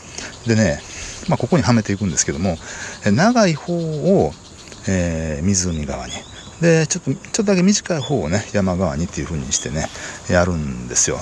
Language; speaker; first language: Japanese; native; Japanese